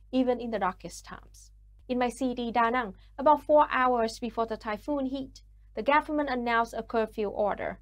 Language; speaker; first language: English; non-native, fluent; Vietnamese